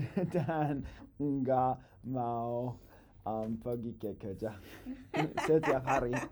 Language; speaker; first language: Indonesian; non-native, learner; English